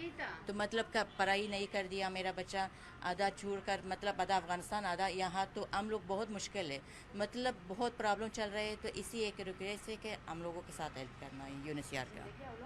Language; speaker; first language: Hindi; non-native, fluent; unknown